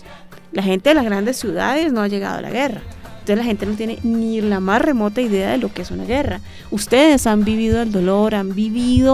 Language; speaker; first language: Spanish; native; Spanish